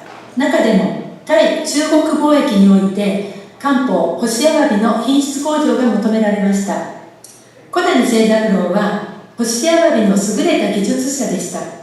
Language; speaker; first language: Japanese; native; Japanese